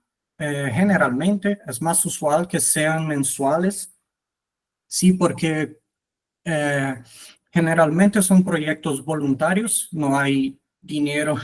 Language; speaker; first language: Spanish; non-native, fluent; Portuguese